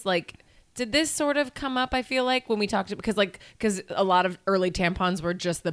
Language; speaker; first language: English; native; English